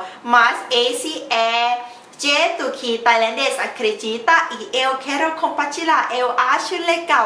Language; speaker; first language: Portuguese; non-native, learner; Thai